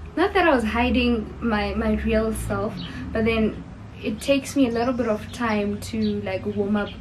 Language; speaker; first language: English; non-native, local second language; Northern Sotho